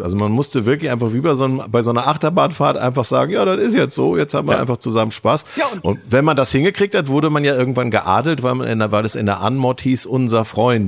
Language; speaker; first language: German; native; German